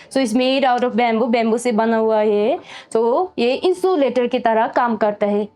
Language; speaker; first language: Hindi; non-native, fluent; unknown